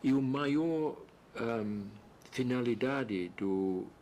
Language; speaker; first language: Portuguese; non-native, fluent; English